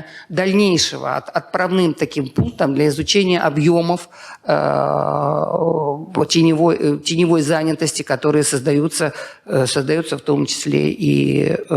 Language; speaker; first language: Russian; native; Russian